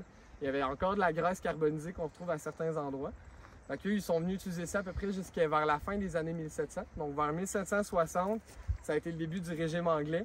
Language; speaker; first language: French; native; French